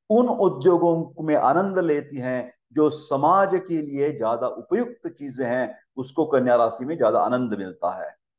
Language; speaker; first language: Hindi; non-native, local second language; Marathi